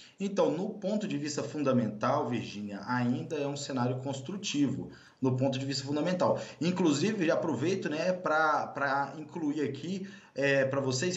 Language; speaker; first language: Portuguese; native; Portuguese